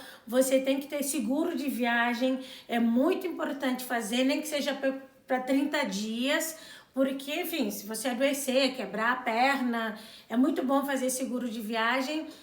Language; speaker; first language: Portuguese; non-native, local second language; Kabuverdianu